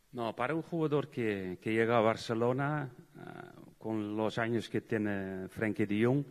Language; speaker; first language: Spanish; non-native, fluent; Dutch